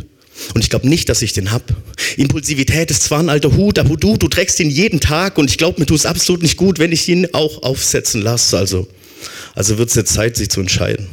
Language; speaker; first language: German; native; German